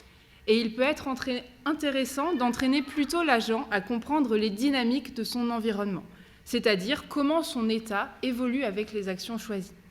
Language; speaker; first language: French; native; French